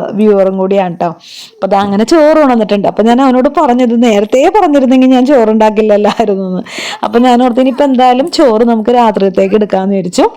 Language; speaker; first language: Malayalam; native; Malayalam